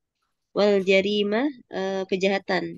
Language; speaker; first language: Indonesian; native; Indonesian